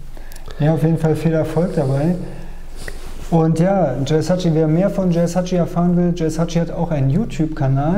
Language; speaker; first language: German; native; German